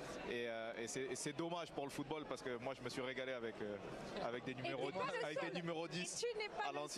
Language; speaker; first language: French; native; French